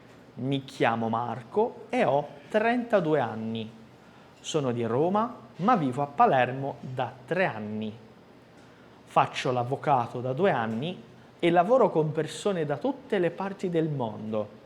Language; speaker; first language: Italian; non-native, fluent; Portuguese